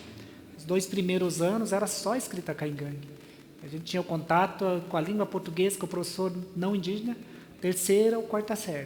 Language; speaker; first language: Portuguese; non-native, local second language; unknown